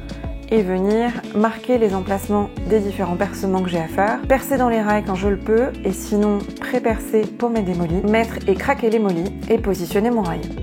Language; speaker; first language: French; native; French